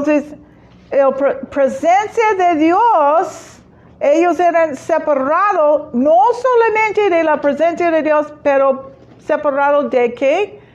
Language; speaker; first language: Spanish; non-native, fluent; English